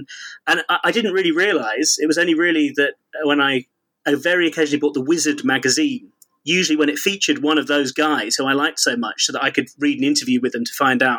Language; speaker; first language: English; native; English